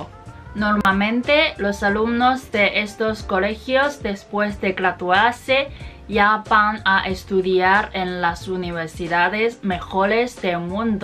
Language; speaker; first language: Spanish; non-native, fluent; Chinese